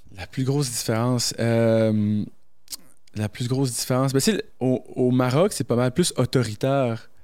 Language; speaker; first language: French; early bilingual, other home language; Arabic